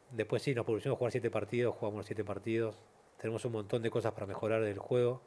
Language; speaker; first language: Spanish; native; Spanish